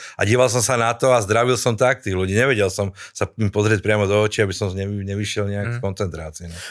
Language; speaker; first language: Slovak; native; Slovak